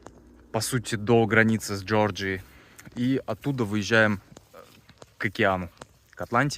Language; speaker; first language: Russian; native; Russian